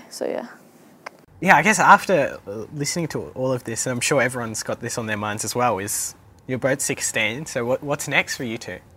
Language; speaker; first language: English; early bilingual, other home language; Arabic